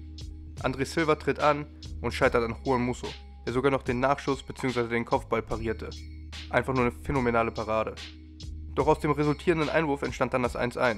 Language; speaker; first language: German; native; German